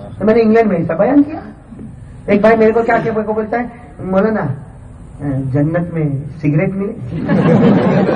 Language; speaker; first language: Urdu; native; Urdu